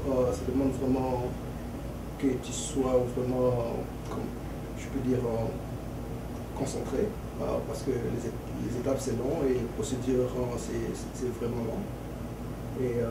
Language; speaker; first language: French; early bilingual, other home language; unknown